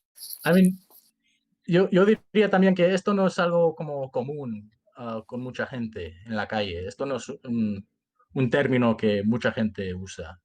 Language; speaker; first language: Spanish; early bilingual, heritage; Spanish